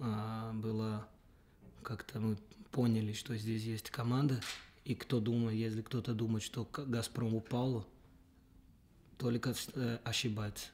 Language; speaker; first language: Russian; non-native, fluent; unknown